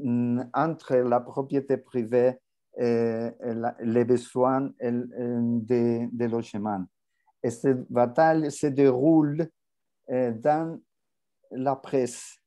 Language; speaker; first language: French; non-native, learner; Spanish